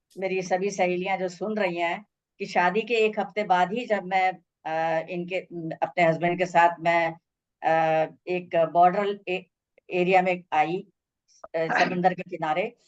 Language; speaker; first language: Hindi; native; Hindi